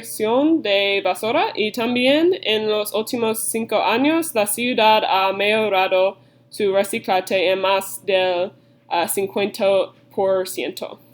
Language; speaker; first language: Spanish; non-native, learner; English